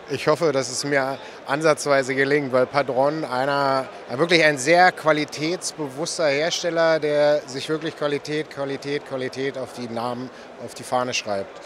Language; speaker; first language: German; native; German